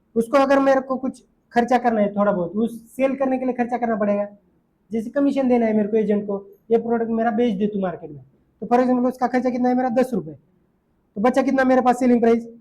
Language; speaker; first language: Hindi; non-native, local second language; Marathi